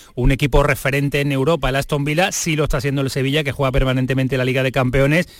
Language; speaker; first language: Spanish; non-native, fluent; English